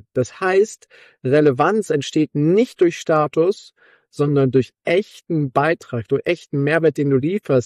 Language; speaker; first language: German; native; German